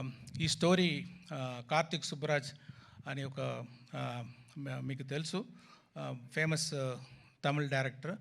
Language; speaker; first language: Telugu; non-native, fluent; Tamil